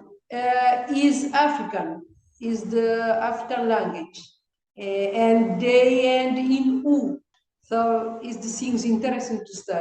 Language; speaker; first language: English; non-native, learner; Kabuverdianu